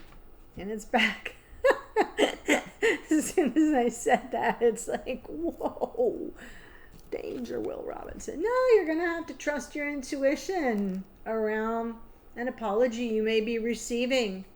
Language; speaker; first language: English; native; English